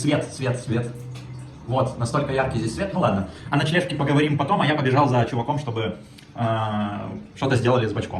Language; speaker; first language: Russian; native; Russian